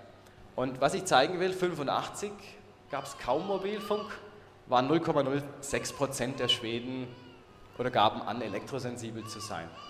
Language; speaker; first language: German; native; German